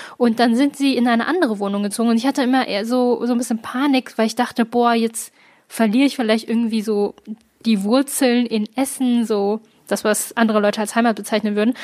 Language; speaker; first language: German; early bilingual, other home language; Chinese